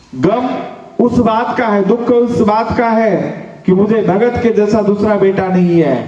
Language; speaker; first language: Hindi; non-native, local second language; Marathi